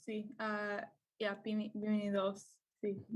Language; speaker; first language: Spanish; non-native, learner; English